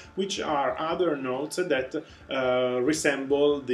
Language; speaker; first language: English; non-native, fluent; Italian